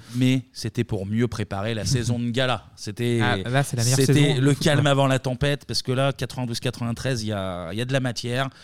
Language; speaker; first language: French; native; French